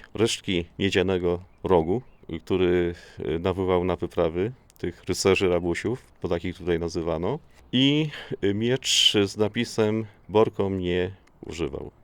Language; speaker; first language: Polish; native; Polish